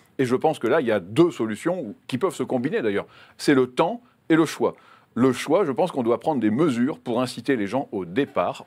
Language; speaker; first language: French; native; French